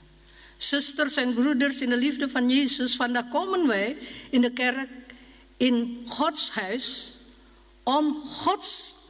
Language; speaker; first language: Dutch; non-native, learner; Indonesian